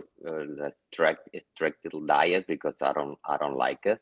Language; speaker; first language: English; non-native, learner; Spanish